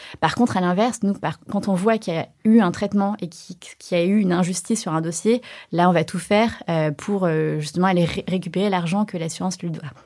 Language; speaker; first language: French; early bilingual, other home language; Chinese